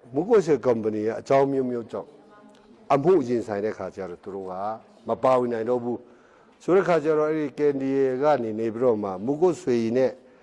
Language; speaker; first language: Burmese; non-native, local second language; Hakha Chin